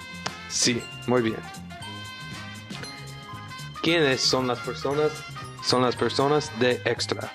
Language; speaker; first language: Spanish; non-native, learner; English